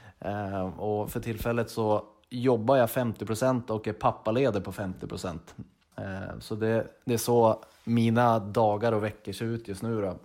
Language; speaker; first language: Swedish; native; Swedish